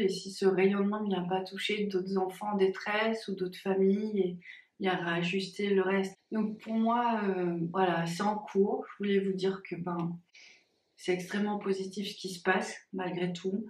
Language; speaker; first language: French; native; French